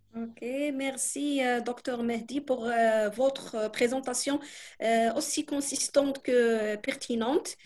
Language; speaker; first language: French; non-native, local second language; Arabic